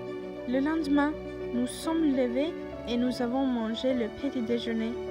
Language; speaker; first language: French; non-native, learner; Norwegian